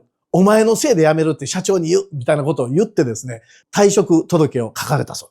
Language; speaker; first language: Japanese; native; Japanese